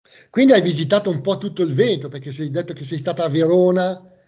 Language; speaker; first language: Italian; native; Italian